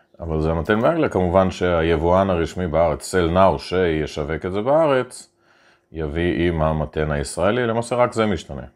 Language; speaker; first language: Hebrew; native; Hebrew